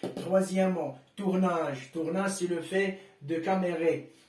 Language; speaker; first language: French; non-native, local second language; Arabic